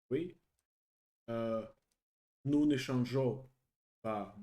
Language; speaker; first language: French; non-native, learner; Russian